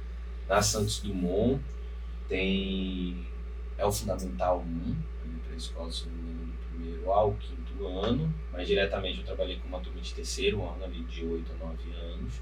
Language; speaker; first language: Portuguese; native; Portuguese